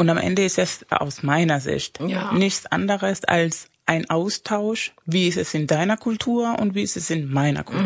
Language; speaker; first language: German; non-native, fluent; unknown